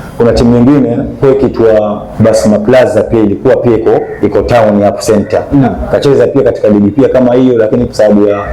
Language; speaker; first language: Swahili; native; Swahili